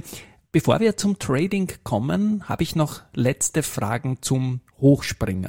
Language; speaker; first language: German; native; German